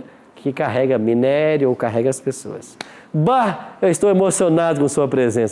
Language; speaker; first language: Portuguese; native; Portuguese